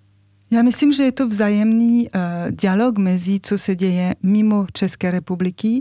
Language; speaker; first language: Czech; non-native, fluent; French